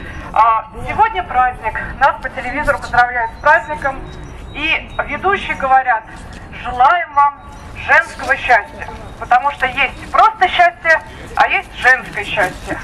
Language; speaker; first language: Russian; native; Russian